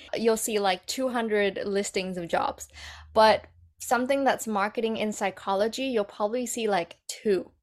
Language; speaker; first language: English; native; English